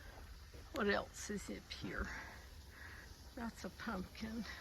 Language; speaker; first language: English; native; English